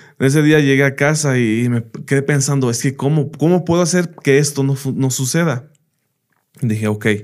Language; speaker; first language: Spanish; early bilingual, heritage; Spanish